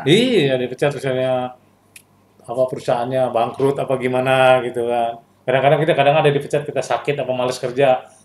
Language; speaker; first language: Indonesian; native; Indonesian